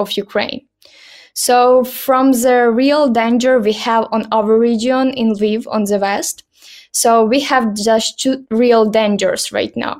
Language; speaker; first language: English; non-native, learner; Ukrainian